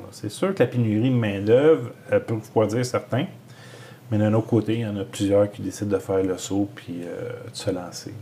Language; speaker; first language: French; native; French